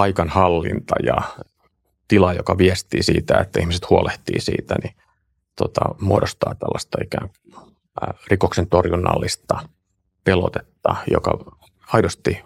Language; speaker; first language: Finnish; native; Finnish